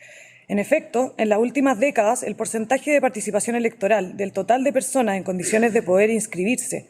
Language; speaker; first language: Spanish; native; Spanish